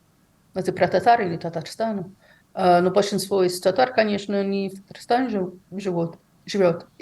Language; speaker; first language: Russian; non-native, fluent; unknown